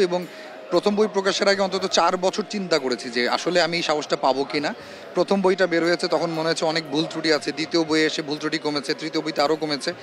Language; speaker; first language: Bangla; native; Bangla